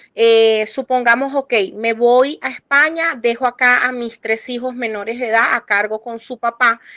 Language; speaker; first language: Spanish; native; Spanish